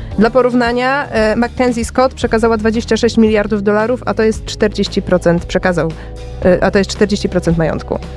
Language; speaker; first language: Polish; native; Polish